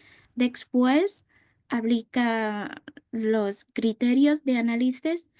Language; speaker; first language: Spanish; non-native, fluent; Vietnamese